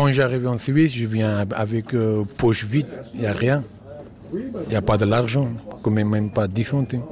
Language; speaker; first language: French; non-native, learner; Persian